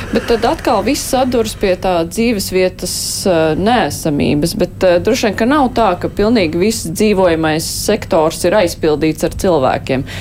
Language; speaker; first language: Latvian; native; Latvian